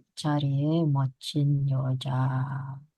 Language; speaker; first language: Korean; non-native, learner; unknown